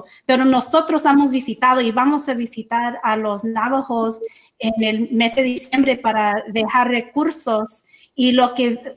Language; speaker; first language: Spanish; early bilingual, heritage; English